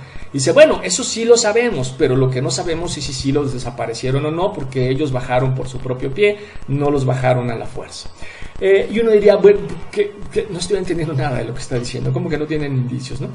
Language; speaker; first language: Spanish; native; Spanish